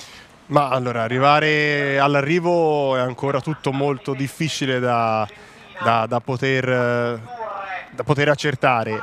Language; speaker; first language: Italian; native; Italian